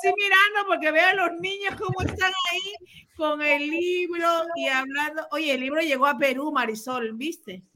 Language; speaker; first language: Spanish; native; Spanish